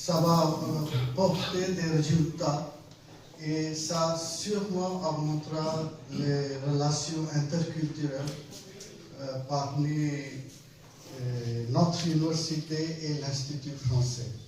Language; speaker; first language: French; non-native, fluent; Hindi